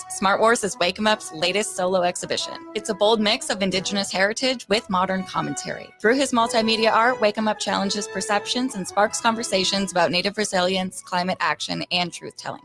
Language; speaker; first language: English; native; English